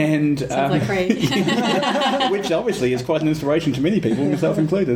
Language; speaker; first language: English; native; English